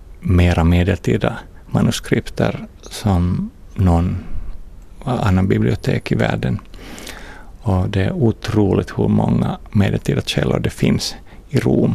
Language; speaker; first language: Swedish; non-native, fluent; Finnish